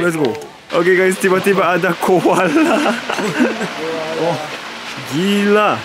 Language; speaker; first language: Indonesian; non-native, fluent; Japanese